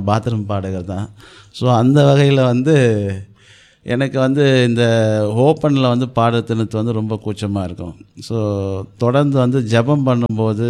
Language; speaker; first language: Tamil; native; Tamil